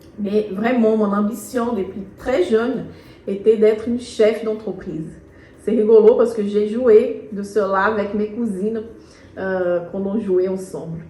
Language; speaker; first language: French; non-native, fluent; Portuguese